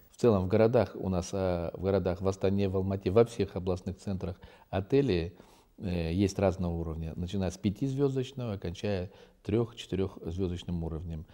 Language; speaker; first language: Russian; non-native, local second language; Kazakh